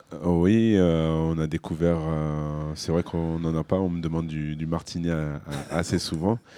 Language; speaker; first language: French; native; French